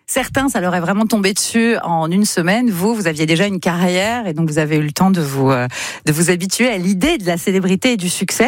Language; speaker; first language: French; native; French